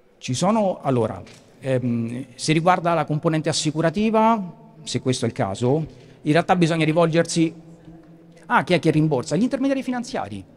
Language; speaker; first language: Italian; native; Italian